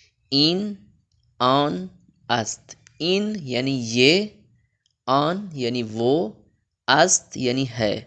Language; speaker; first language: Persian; non-native, fluent; Urdu